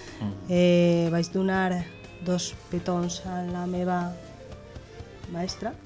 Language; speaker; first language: Catalan; non-native, local second language; Spanish